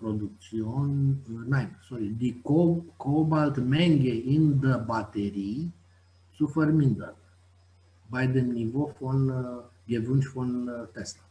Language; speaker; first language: German; non-native, fluent; Romanian